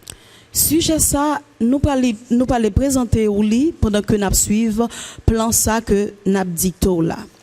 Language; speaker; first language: French; non-native, local second language; Haitian Creole